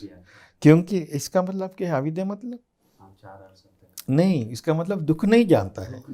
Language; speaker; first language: Hindi; non-native, fluent; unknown